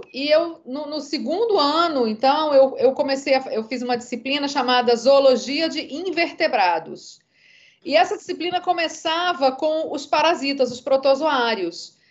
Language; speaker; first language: Portuguese; native; Portuguese